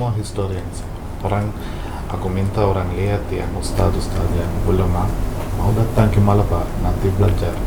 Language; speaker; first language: Indonesian; non-native, local second language; Malayalam